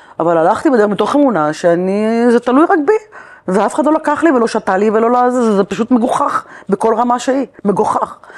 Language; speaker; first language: Hebrew; native; Hebrew